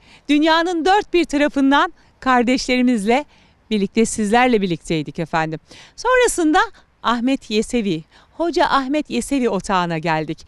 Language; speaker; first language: Turkish; native; Turkish